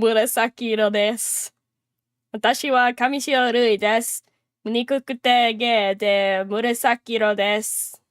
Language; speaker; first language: Japanese; non-native, learner; English